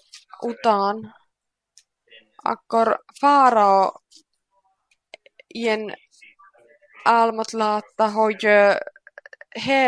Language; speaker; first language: Hungarian; non-native, learner; Finnish